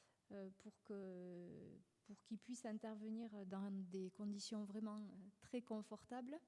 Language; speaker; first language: French; native; French